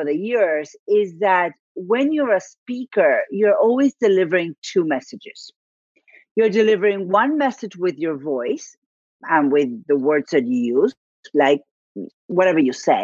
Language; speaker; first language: English; non-native, fluent; Spanish